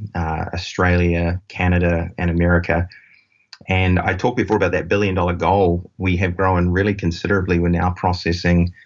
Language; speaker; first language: English; native; English